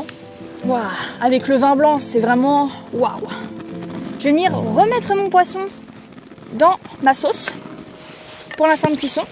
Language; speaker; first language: French; native; French